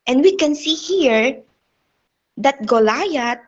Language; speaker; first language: English; non-native, local second language; Filipino